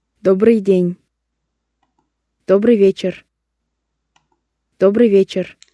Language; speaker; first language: Russian; non-native, fluent; Korean